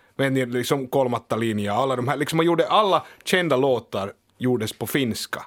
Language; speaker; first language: Swedish; native; Swedish